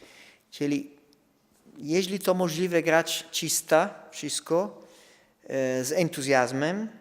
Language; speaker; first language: Polish; non-native, fluent; Italian